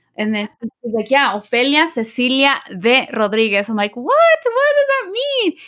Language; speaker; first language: English; early bilingual, other home language; Spanish